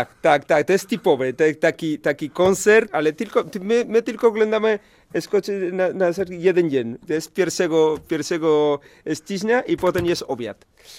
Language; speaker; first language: Polish; non-native, learner; Spanish